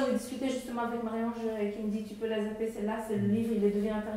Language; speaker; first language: French; non-native, fluent; Arabic